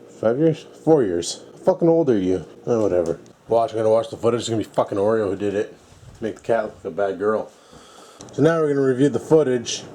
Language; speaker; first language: English; native; English